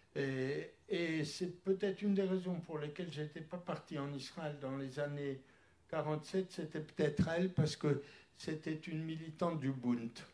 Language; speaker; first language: French; early bilingual, other home language; Yiddish